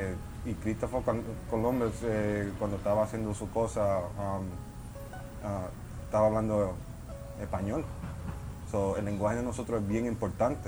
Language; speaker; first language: Spanish; early bilingual, heritage; Spanish